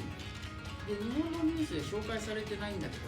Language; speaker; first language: Japanese; native; Japanese